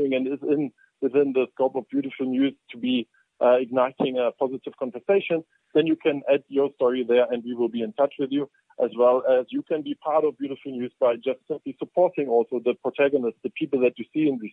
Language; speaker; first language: English; non-native, fluent; German